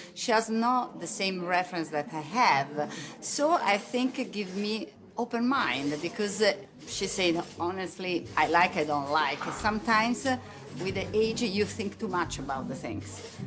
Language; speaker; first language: English; non-native, fluent; Italian